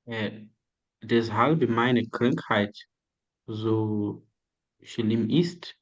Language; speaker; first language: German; non-native, learner; Portuguese